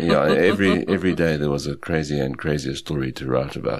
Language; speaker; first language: English; native; English